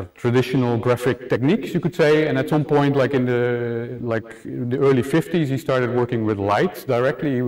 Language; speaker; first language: English; non-native, fluent; Dutch